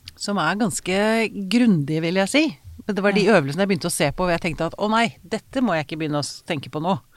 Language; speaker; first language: Norwegian; native; Norwegian